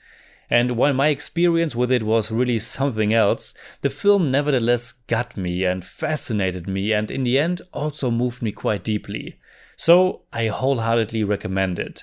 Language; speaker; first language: English; non-native, fluent; German